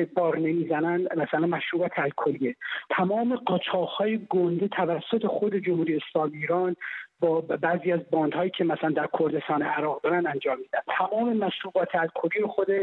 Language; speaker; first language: Persian; non-native, local second language; Central Kurdish